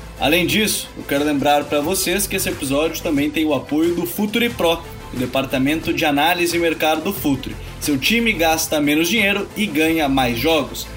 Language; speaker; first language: Portuguese; native; Portuguese